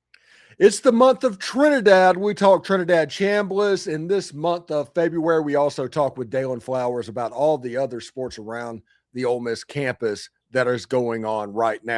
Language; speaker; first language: English; native; English